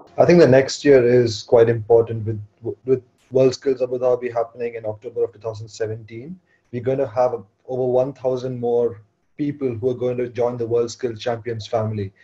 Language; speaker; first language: English; non-native, local second language; Hindi